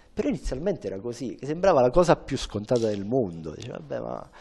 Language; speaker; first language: Italian; native; Italian